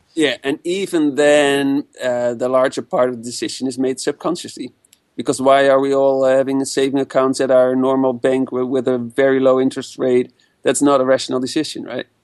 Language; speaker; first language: English; non-native, fluent; Dutch